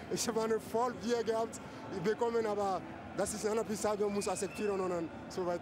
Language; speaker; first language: German; non-native, learner; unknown